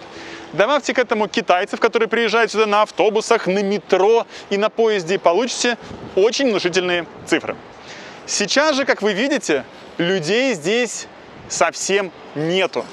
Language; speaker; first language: Russian; native; Russian